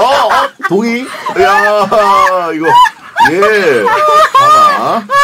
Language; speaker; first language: Korean; native; Korean